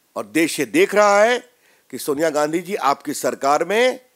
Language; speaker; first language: Hindi; native; Hindi